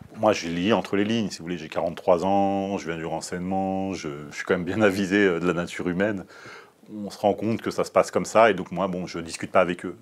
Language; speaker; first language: French; native; French